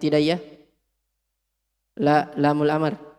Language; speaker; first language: Arabic; non-native, learner; Indonesian